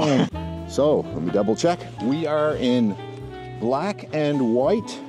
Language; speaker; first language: English; native; English